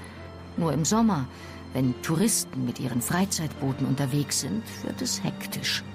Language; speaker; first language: German; native; German